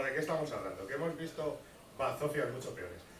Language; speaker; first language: Spanish; native; Spanish